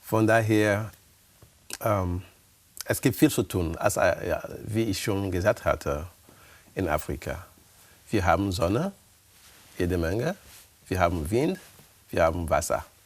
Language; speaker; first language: German; non-native, fluent; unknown